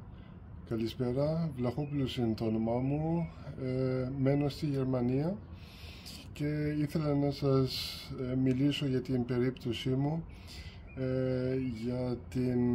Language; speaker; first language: Greek; early bilingual, heritage; Greek